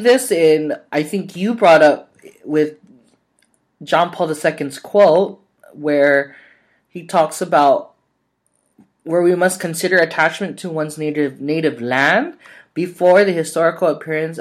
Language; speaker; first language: English; native; English